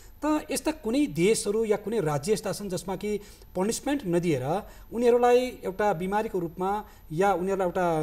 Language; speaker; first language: Nepali; native; Nepali